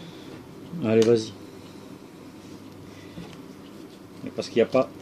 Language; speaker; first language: French; native; French